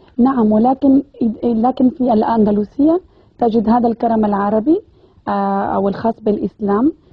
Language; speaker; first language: Arabic; early bilingual, other home language; Spanish